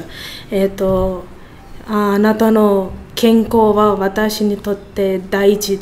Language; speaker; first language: Japanese; non-native, learner; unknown